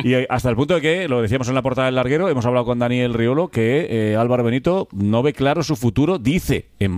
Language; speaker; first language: Spanish; native; Spanish